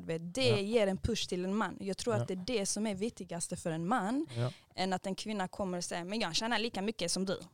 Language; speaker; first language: Swedish; early bilingual, other home language; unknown